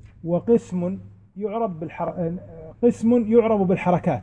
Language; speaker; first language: Arabic; native; Arabic